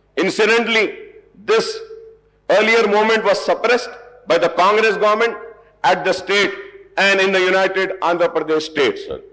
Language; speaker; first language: English; non-native, local second language; Urdu